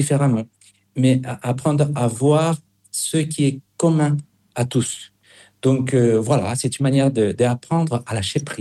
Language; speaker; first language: French; non-native, fluent; Spanish